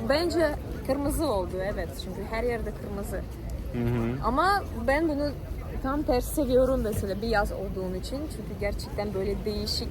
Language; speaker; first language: Turkish; non-native, fluent; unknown